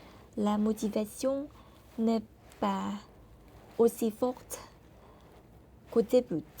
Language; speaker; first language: French; non-native, learner; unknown